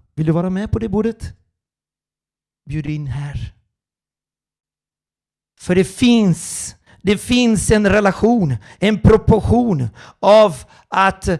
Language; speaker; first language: Swedish; non-native, fluent; Portuguese